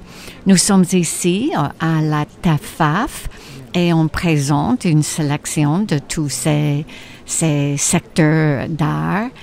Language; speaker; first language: French; non-native, fluent; English